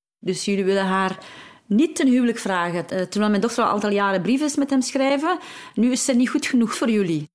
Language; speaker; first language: Dutch; early bilingual, other home language; Arabic